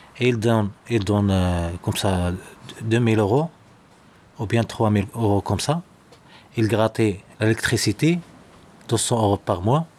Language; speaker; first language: French; non-native, learner; Arabic